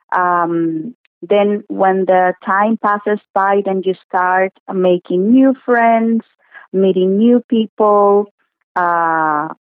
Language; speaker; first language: English; non-native, fluent; Spanish